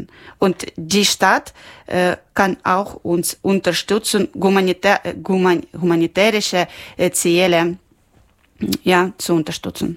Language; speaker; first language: German; non-native, learner; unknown